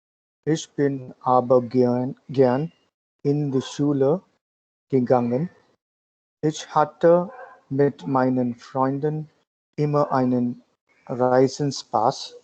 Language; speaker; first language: German; non-native, learner; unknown